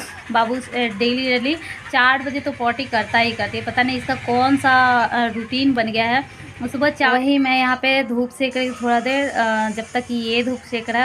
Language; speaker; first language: Hindi; native; Hindi